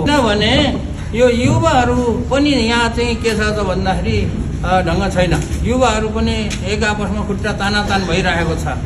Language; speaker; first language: Nepali; native; Nepali